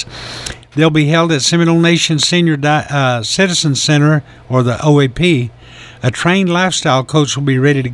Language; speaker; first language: English; native; English